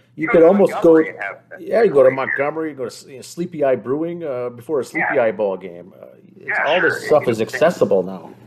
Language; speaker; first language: English; native; English